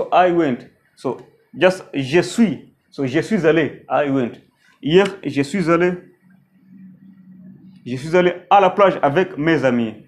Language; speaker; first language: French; non-native, fluent; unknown